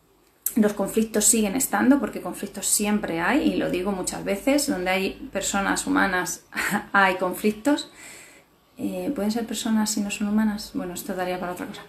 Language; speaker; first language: Spanish; native; Spanish